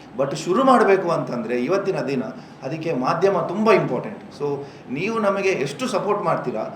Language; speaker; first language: Kannada; non-native, local second language; Tulu